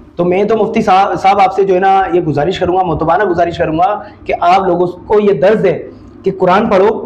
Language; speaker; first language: Urdu; native; Urdu